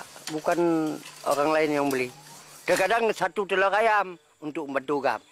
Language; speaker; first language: Indonesian; non-native, local second language; Achinese